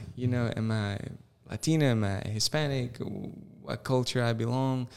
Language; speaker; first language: English; non-native, fluent; Spanish